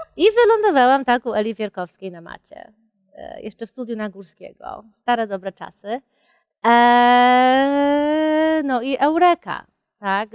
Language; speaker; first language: Polish; early bilingual, heritage; Polish